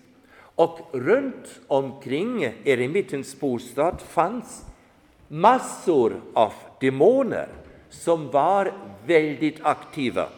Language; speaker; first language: Swedish; non-native, fluent; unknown